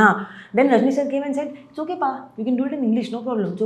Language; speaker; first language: Tamil; non-native, learner; Hindi